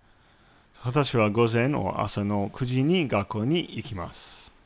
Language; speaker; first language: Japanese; non-native, fluent; English